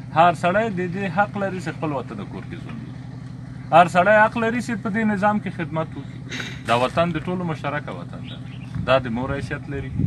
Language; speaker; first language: Pashto; native; Pashto